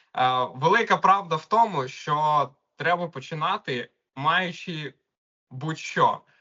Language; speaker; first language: Ukrainian; non-native, local second language; Russian